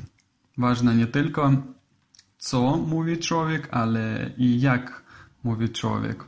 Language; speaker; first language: Polish; non-native, learner; Russian